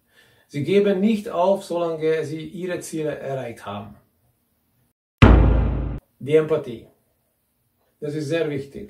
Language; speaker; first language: German; non-native, fluent; Hungarian